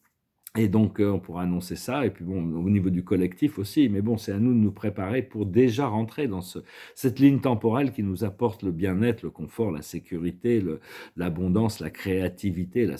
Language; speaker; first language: French; native; French